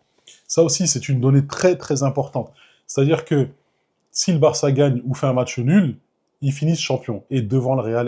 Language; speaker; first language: French; native; French